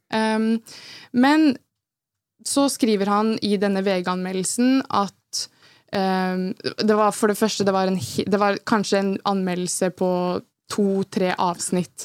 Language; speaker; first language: Norwegian; early bilingual, other home language; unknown